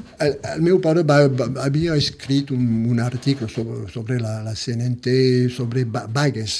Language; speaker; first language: Catalan; early bilingual, heritage; Catalan